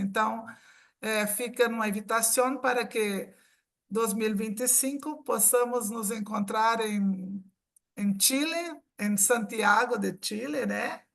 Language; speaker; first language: Portuguese; non-native, fluent; Spanish